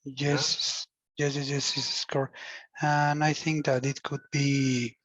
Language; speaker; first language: English; non-native, learner; Spanish